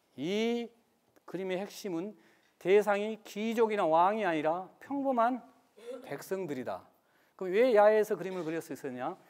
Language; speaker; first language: Korean; native; Korean